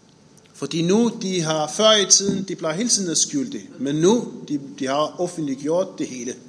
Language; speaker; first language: Danish; non-native, fluent; Arabic